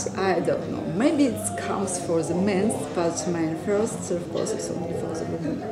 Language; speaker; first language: English; non-native, learner; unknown